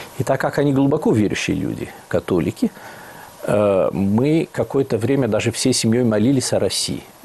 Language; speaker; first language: Russian; non-native, fluent; Italian